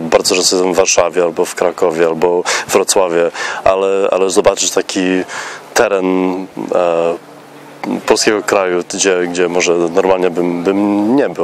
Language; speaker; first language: Polish; non-native, fluent; English